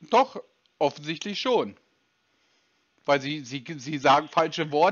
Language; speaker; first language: German; native; German